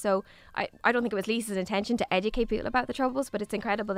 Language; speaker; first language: English; native; English